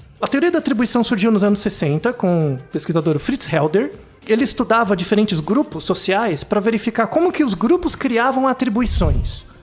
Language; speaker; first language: Portuguese; native; Portuguese